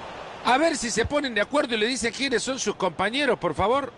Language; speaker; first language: Spanish; native; Spanish